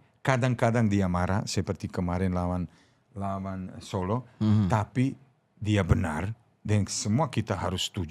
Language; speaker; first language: Indonesian; non-native, fluent; Serbian